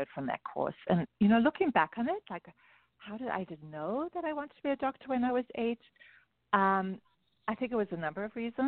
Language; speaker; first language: English; native; English